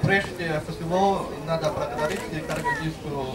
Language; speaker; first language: Russian; non-native, fluent; Chinese